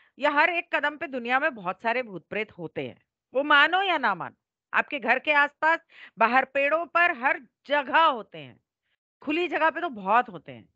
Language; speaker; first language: Hindi; native; Hindi